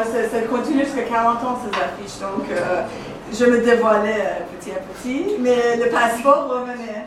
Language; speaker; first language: French; non-native, fluent; Persian